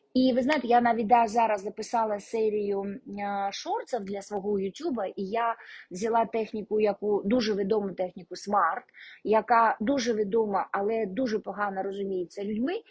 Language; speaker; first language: Ukrainian; non-native, local second language; Russian